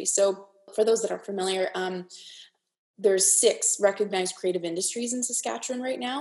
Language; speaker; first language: English; native; English